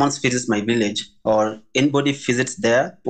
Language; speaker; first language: English; non-native, local second language; Masai